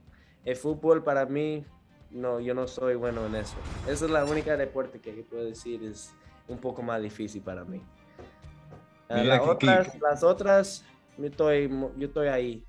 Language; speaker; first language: Spanish; early bilingual, heritage; Spanish